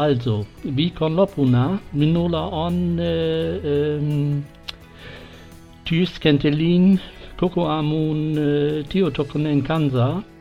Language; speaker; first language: Finnish; non-native, learner; German